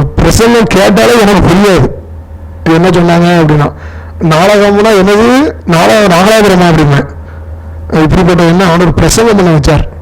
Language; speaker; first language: Tamil; non-native, local second language; Telugu